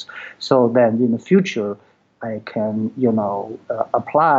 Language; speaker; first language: English; non-native, fluent; Chinese